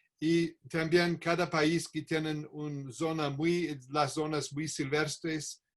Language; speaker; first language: Spanish; non-native, learner; English